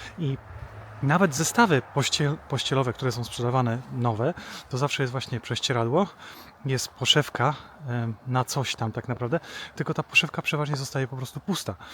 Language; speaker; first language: Polish; native; Polish